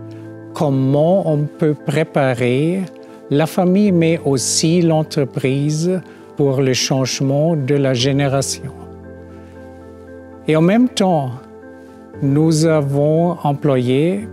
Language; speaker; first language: French; non-native, fluent; German